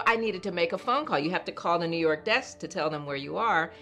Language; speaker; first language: English; native; English